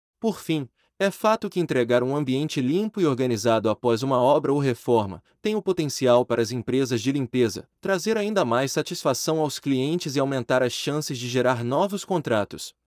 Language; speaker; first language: Portuguese; native; Portuguese